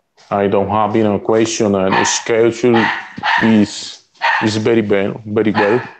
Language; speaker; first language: English; non-native, learner; Spanish